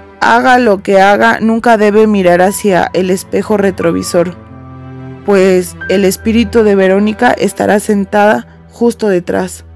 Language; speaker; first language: Spanish; native; Spanish